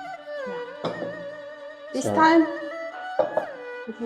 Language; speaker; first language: English; non-native, learner; Chinese